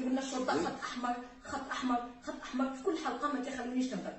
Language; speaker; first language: Arabic; native; Arabic